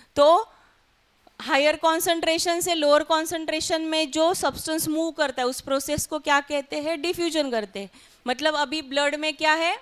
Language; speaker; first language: Hindi; non-native, local second language; Marathi